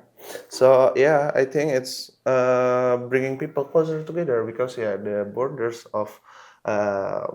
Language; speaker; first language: English; non-native, local second language; Indonesian